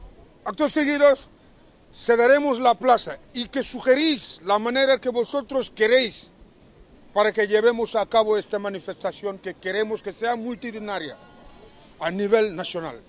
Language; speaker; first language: Spanish; non-native, fluent; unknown